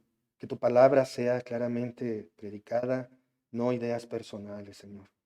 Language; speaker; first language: Spanish; native; Spanish